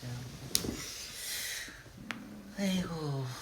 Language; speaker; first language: Korean; non-native, fluent; Japanese